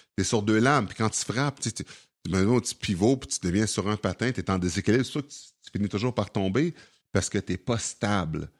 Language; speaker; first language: French; native; French